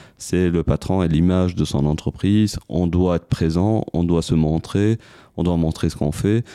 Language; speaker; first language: French; non-native, local second language; Arabic